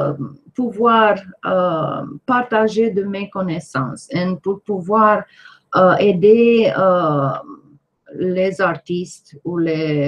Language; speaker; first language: French; non-native, fluent; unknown